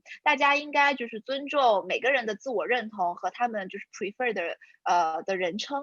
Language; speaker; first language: Chinese; native; Chinese